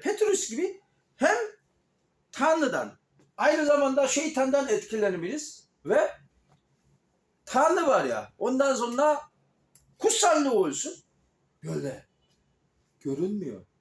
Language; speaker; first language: Turkish; non-native, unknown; Korean